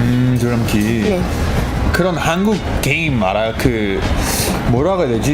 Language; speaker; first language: Korean; non-native, fluent; English